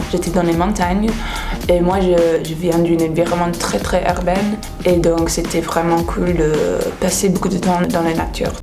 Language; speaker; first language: French; non-native, fluent; English